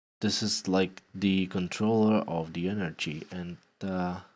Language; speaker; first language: English; non-native, fluent; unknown